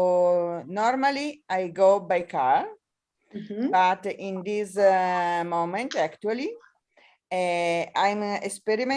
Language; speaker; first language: English; non-native, learner; Italian